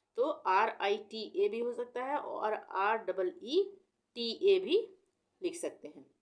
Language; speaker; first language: Hindi; native; Hindi